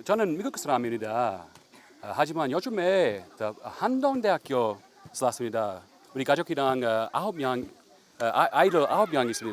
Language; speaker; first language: Korean; non-native, learner; English